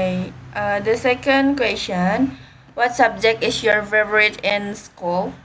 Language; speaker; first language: English; non-native, learner; Indonesian